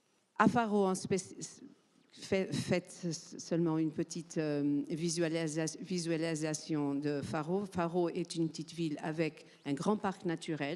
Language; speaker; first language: French; non-native, fluent; Portuguese